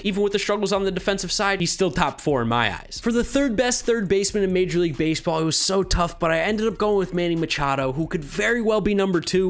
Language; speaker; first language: English; native; English